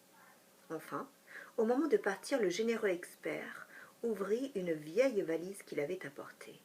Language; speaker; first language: French; native; French